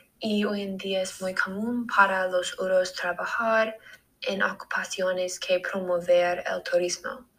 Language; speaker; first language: Spanish; non-native, learner; English